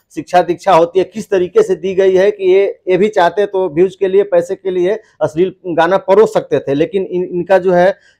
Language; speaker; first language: Hindi; non-native, local second language; Bhojpuri